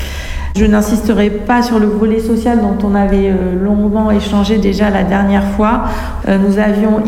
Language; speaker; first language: French; native; French